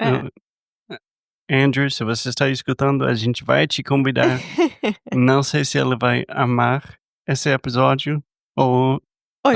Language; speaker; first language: Portuguese; non-native, fluent; English